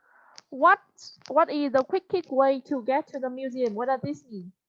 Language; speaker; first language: English; non-native, fluent; Vietnamese